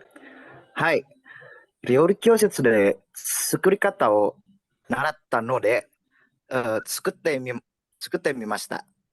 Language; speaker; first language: Japanese; non-native, learner; Indonesian